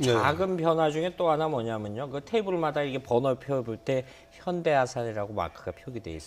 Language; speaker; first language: Korean; native; Korean